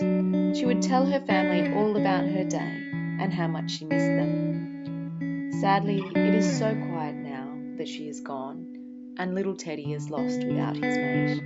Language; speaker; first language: English; native; English